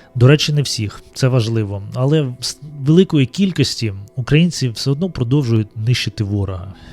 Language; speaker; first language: Ukrainian; non-native, local second language; Russian